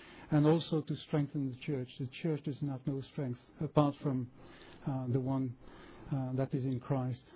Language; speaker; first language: English; non-native, fluent; French